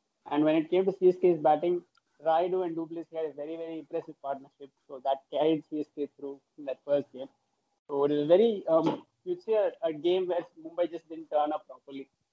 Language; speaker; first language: English; non-native, local second language; Tamil